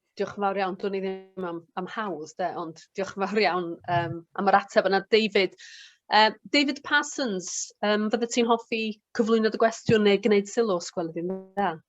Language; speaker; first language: Welsh; native; Welsh